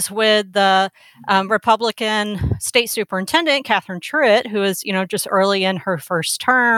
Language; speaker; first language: English; native; English